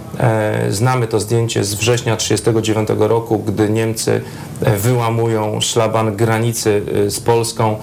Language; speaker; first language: Polish; native; Polish